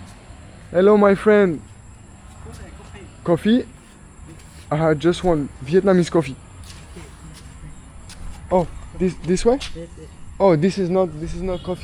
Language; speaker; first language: English; non-native, learner; French